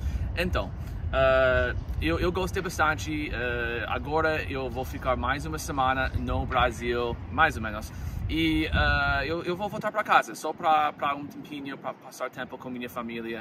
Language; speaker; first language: Portuguese; non-native, learner; English